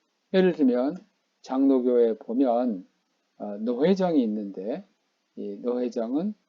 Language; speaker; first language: Korean; native; Korean